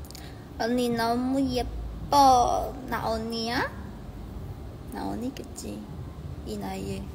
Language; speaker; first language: Korean; non-native, fluent; Chinese